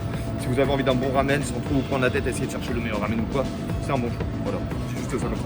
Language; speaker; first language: French; native; French